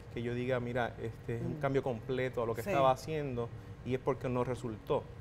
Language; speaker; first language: Spanish; native; Spanish